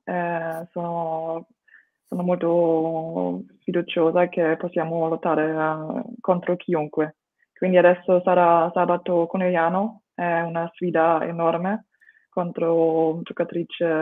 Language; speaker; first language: Italian; non-native, fluent; German